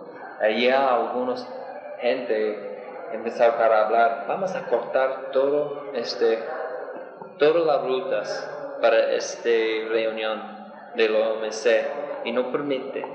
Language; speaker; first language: Spanish; non-native, learner; English